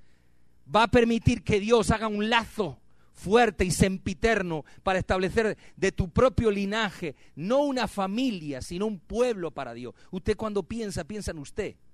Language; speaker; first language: Spanish; native; Spanish